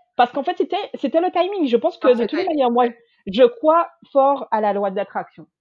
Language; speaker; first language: French; native; French